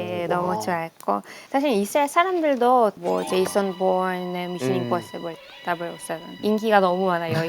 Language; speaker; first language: Korean; non-native, fluent; Hebrew